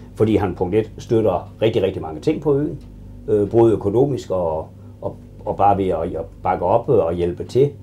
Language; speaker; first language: Danish; native; Danish